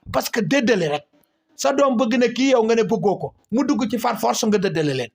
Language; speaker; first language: Wolof; native; Wolof